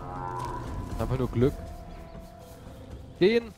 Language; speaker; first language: German; native; German